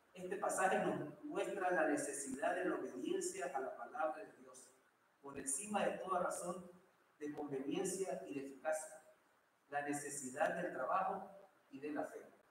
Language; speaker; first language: Spanish; native; Spanish